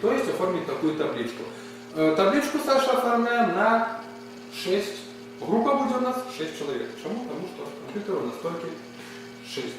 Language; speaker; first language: Russian; non-native, local second language; Ukrainian